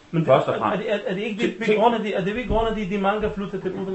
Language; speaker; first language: Danish; non-native, learner; Arabic